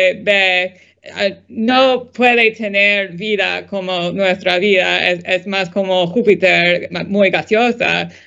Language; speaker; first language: Spanish; non-native, fluent; English